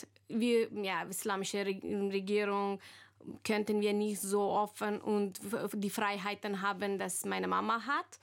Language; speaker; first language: German; non-native, learner; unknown